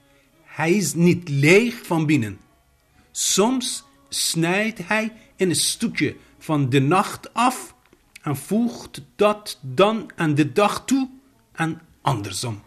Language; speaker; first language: Dutch; non-native, fluent; Persian